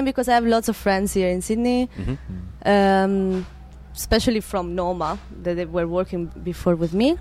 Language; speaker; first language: English; non-native, fluent; Italian